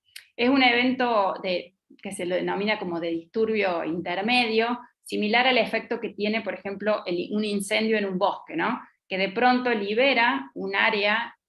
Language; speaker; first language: Spanish; native; Spanish